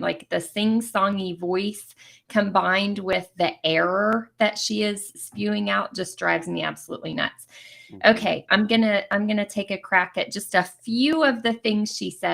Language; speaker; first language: English; native; English